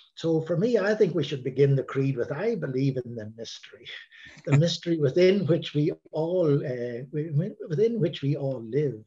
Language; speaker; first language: English; native; English